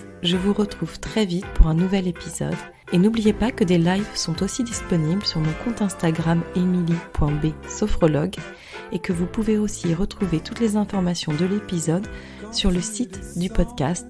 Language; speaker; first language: French; native; French